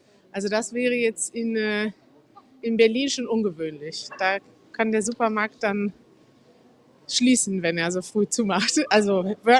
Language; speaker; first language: German; native; German